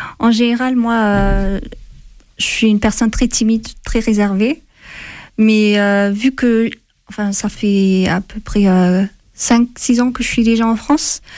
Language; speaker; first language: French; non-native, fluent; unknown